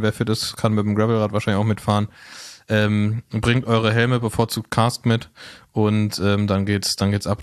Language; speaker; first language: German; native; German